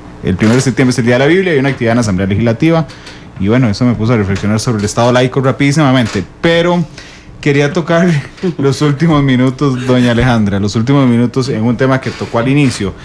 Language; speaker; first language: Spanish; native; Spanish